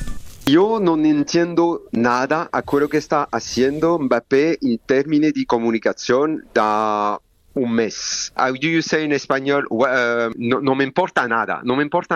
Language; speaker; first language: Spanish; non-native, learner; French